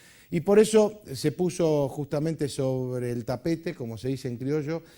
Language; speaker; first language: Spanish; native; Spanish